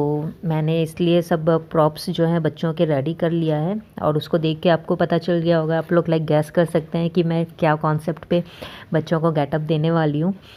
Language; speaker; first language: Hindi; native; Hindi